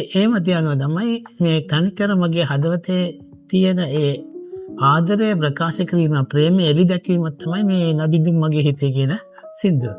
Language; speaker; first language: Sinhala; non-native, local second language; Tamil